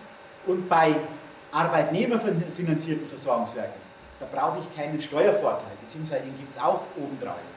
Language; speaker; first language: German; native; German